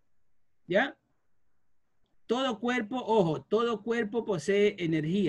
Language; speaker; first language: Spanish; native; Spanish